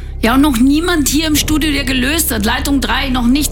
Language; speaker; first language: German; native; German